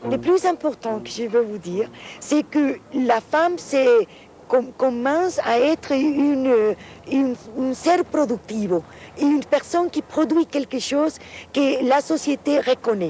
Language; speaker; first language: French; non-native, fluent; Spanish